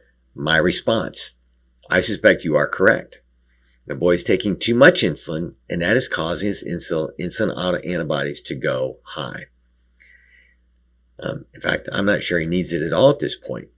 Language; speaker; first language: English; native; English